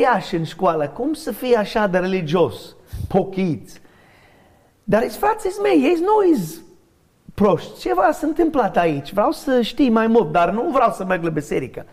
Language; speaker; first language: Romanian; early bilingual, heritage; Romanian